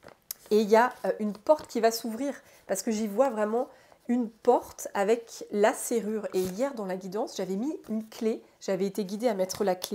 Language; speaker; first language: French; native; French